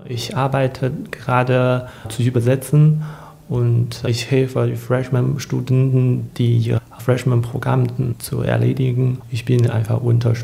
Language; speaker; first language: German; non-native, learner; Chinese